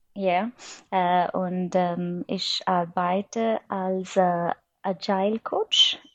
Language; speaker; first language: German; non-native, learner; Odia